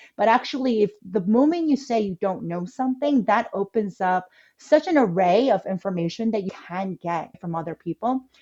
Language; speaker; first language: English; early bilingual, other home language; Korean